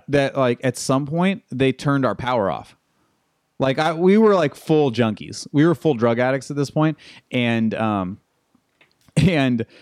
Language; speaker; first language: English; native; English